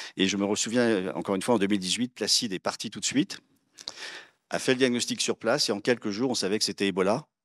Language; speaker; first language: French; native; French